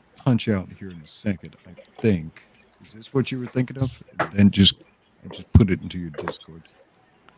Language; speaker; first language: English; native; English